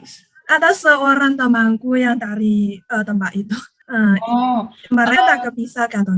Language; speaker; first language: Indonesian; non-native, learner; Chinese